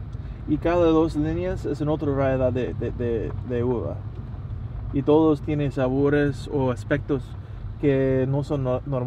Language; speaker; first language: Spanish; non-native, learner; English